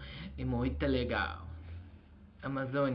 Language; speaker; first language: Portuguese; non-native, learner; Azerbaijani